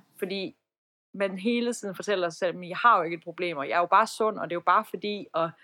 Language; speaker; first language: Danish; early bilingual, other home language; Persian